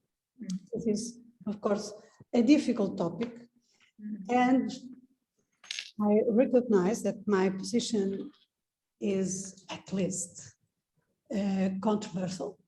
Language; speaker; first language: English; non-native, fluent; Portuguese